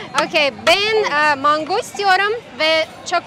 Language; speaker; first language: Turkish; non-native, learner; Kazakh